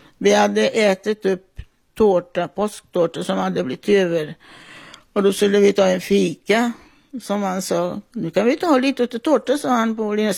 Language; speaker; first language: Swedish; non-native, fluent; Italian